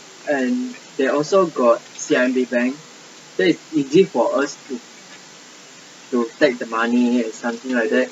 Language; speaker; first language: English; non-native, local second language; Malay